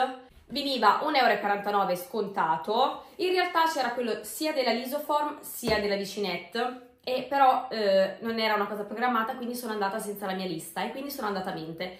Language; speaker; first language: Italian; native; Italian